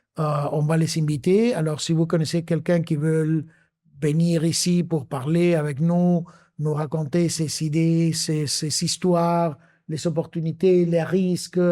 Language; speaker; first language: French; non-native, fluent; Spanish